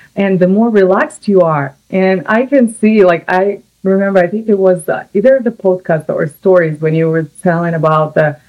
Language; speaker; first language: English; non-native, fluent; Russian